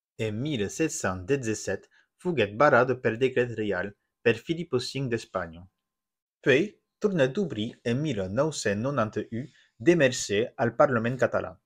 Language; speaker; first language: Occitan; non-native, local second language; French